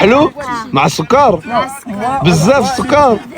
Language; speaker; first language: Arabic; early bilingual, heritage; Arabic